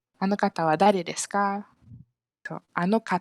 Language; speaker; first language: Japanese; non-native, fluent; Malay